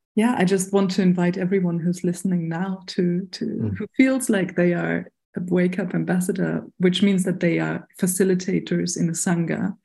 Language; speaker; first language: English; non-native, fluent; German